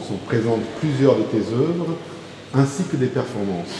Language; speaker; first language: French; native; French